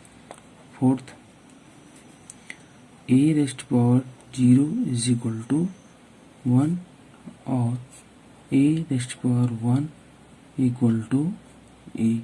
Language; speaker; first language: English; non-native, local second language; Hindi